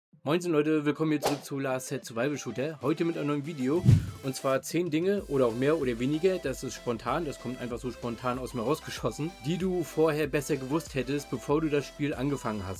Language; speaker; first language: German; native; German